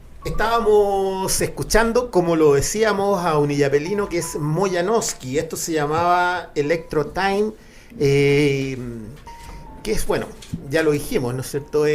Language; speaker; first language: Spanish; native; Spanish